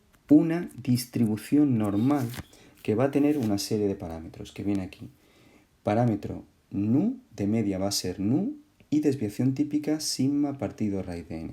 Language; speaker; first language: Spanish; native; Spanish